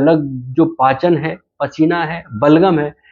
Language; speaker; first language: Hindi; native; Hindi